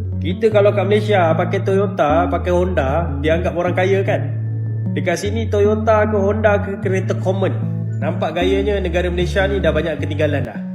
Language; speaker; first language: Malay; native; Malay